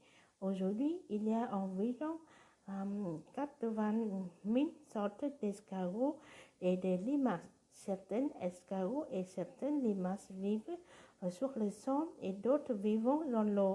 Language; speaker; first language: French; non-native, learner; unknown